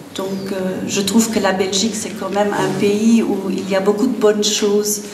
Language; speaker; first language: French; non-native, fluent; German